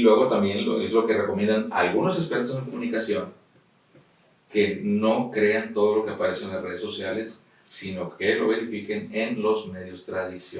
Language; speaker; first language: Spanish; native; Spanish